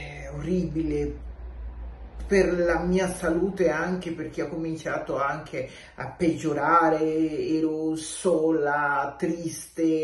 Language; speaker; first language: Italian; non-native, local second language; Spanish